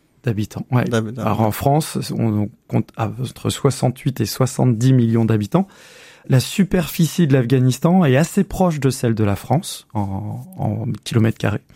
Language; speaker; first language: French; native; French